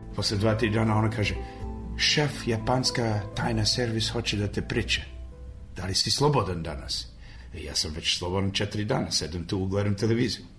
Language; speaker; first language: Serbian; early bilingual, heritage; Serbian